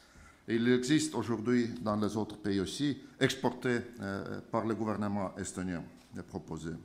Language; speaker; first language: French; non-native, fluent; Estonian